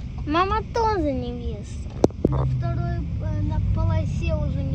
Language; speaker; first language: Russian; early bilingual, other home language; Azerbaijani